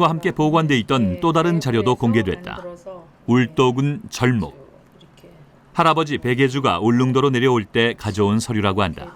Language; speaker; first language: Korean; native; Korean